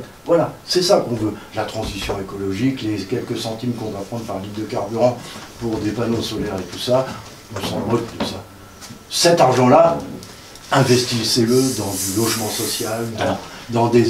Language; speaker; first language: French; native; French